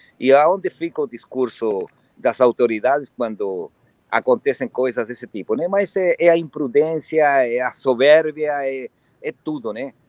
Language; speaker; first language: Portuguese; non-native, fluent; Spanish